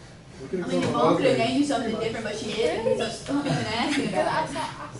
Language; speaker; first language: English; native; English